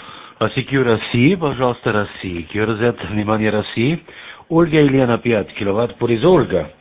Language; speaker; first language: Russian; non-native, learner; German